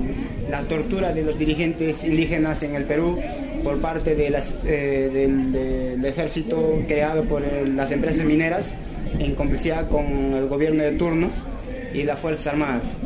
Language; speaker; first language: Spanish; native; Spanish